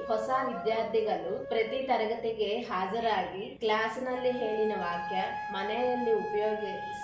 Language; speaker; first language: Kannada; non-native, learner; Telugu